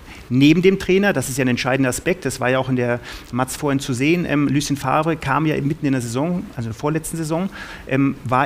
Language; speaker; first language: German; native; German